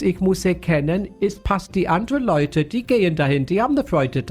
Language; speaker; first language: German; non-native, fluent; English